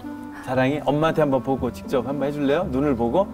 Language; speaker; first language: Korean; native; Korean